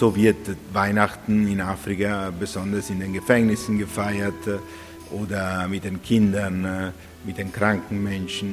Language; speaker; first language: German; non-native, fluent; Italian